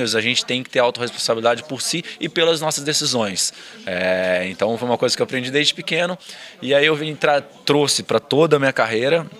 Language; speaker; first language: Portuguese; native; Portuguese